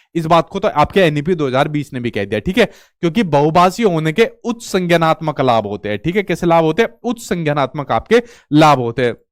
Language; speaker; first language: Hindi; native; Hindi